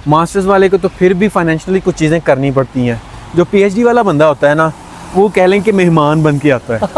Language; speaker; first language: Urdu; non-native, local second language; Punjabi